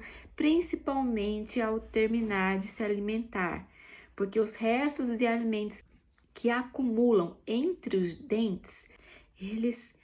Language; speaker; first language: Portuguese; native; Portuguese